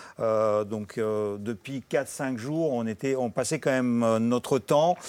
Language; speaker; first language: French; non-native, fluent; Russian